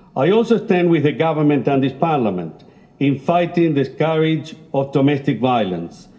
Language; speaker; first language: English; non-native, fluent; Spanish